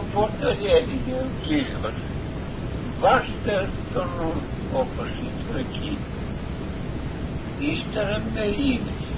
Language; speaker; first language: Greek; non-native, fluent; Russian